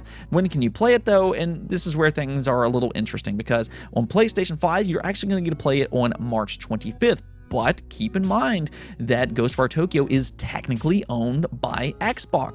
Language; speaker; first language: English; native; English